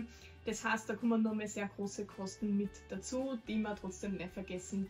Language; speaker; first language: German; native; German